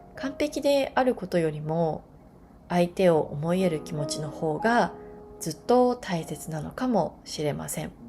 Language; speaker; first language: Japanese; native; Japanese